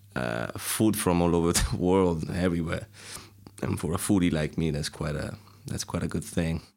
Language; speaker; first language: English; non-native, fluent; Italian